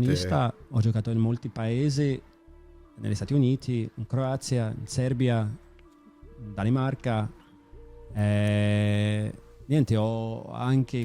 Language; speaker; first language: Italian; non-native, fluent; English